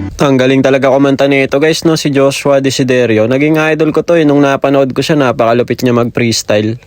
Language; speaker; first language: Filipino; native; Filipino